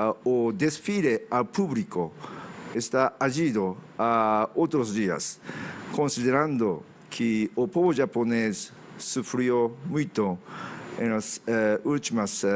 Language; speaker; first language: Portuguese; non-native, fluent; Japanese